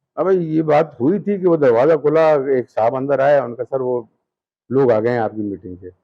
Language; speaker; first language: Urdu; native; Urdu